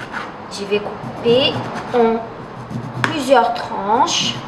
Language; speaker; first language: French; non-native, fluent; Portuguese